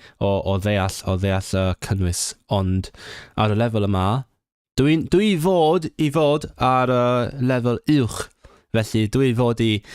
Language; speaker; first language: Welsh; non-native, learner; Cantonese